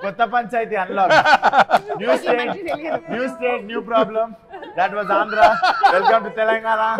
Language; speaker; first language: Telugu; native; Telugu